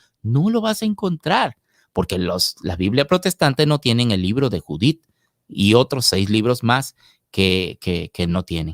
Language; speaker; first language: Spanish; native; Spanish